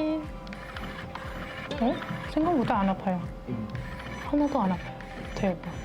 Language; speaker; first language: Korean; non-native, learner; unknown